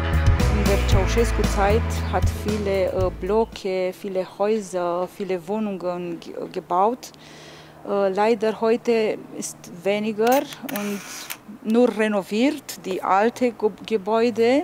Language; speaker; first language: German; non-native, learner; Romanian